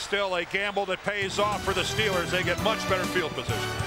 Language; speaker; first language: English; native; English